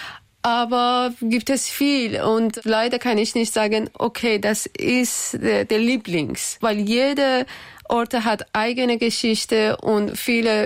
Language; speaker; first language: German; non-native, learner; Persian